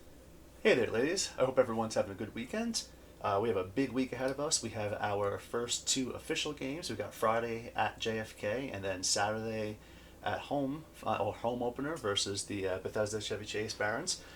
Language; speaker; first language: English; native; English